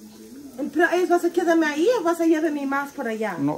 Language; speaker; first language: Spanish; non-native, learner; English